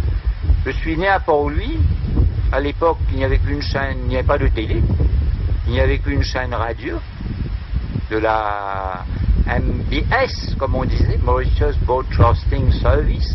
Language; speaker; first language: French; non-native, local second language; Morisyen